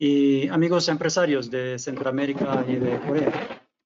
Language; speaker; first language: Spanish; non-native, fluent; Korean